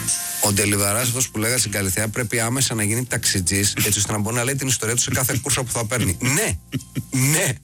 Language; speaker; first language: Greek; native; Greek